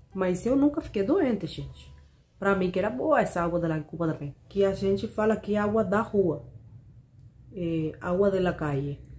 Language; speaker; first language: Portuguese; non-native, fluent; Spanish